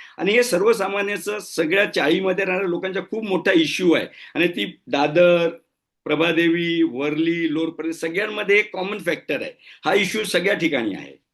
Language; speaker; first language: Marathi; non-native, local second language; Gujarati